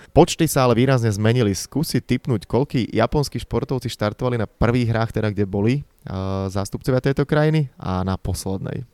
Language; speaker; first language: Slovak; native; Slovak